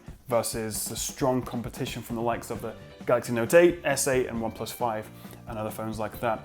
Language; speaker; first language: English; native; English